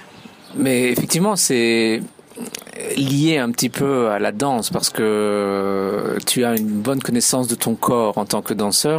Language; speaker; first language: French; native; French